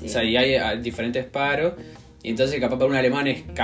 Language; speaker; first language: Spanish; native; Spanish